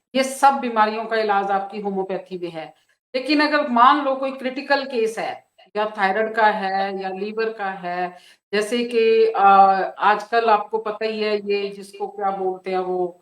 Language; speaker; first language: Hindi; non-native, local second language; Punjabi